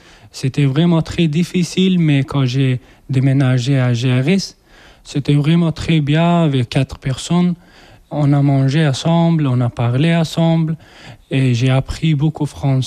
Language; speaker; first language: French; non-native, learner; Persian